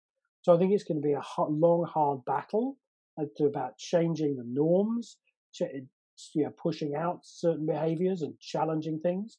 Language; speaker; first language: English; native; English